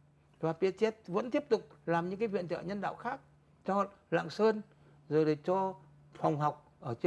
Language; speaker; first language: Vietnamese; native; Vietnamese